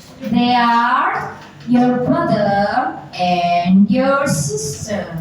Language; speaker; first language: English; non-native, learner; Indonesian